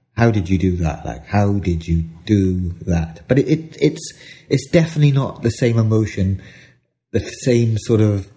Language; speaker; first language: English; native; English